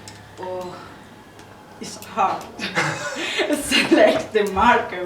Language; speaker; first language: English; non-native, learner; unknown